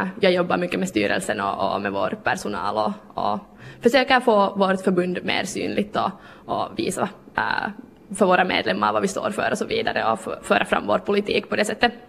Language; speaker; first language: Swedish; native; Swedish